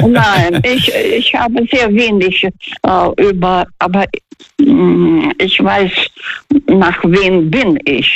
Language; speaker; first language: German; non-native, fluent; Russian